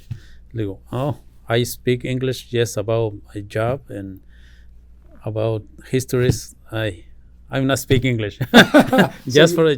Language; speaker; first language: English; non-native, learner; Spanish